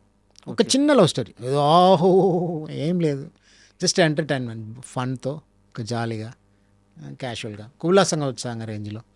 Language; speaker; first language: Telugu; non-native, fluent; Tamil